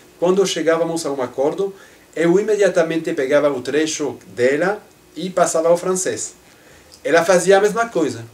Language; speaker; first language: Portuguese; non-native, fluent; French